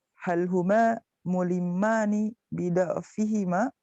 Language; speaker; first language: Arabic; non-native, learner; Indonesian